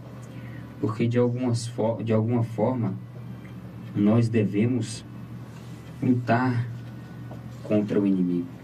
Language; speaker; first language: Portuguese; native; Portuguese